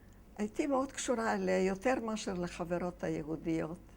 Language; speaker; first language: Hebrew; non-native, fluent; Yiddish